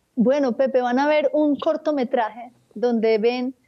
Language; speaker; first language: Spanish; native; Spanish